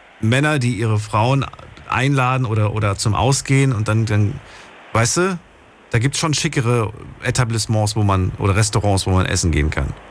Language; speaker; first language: German; native; German